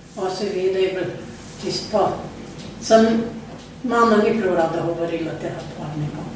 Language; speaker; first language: Slovenian; native; Slovenian